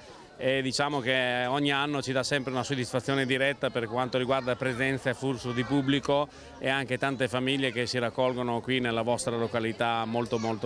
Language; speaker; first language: Italian; native; Italian